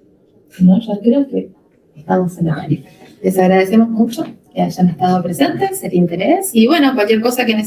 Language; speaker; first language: Spanish; native; Spanish